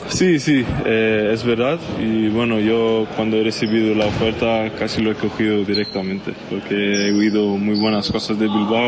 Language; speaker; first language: Spanish; non-native, fluent; Swedish